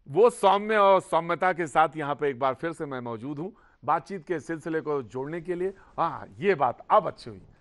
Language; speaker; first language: Hindi; native; Hindi